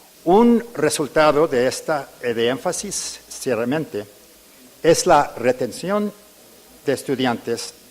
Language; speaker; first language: Spanish; early bilingual, heritage; English